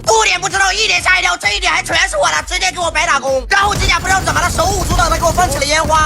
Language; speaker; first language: Chinese; native; Chinese